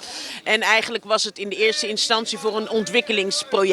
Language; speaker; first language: Dutch; native; Dutch